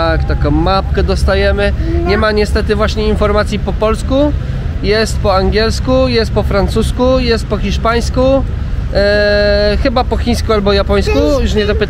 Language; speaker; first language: Polish; native; Polish